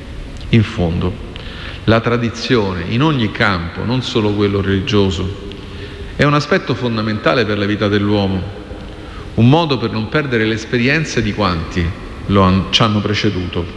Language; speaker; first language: Italian; native; Italian